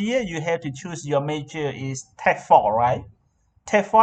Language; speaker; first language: English; non-native, learner; Khmer